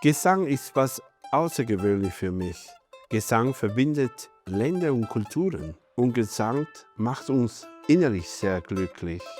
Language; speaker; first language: German; non-native, fluent; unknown